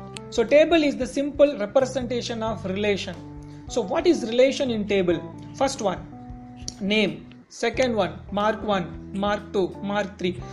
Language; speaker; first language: English; non-native, local second language; Tamil